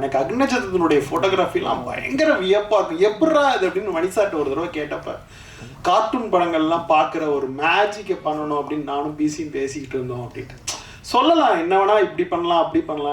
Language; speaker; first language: Tamil; native; Tamil